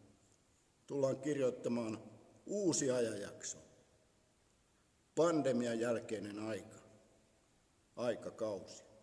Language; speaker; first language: Finnish; native; Finnish